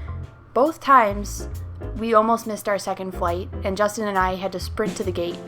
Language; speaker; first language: English; native; English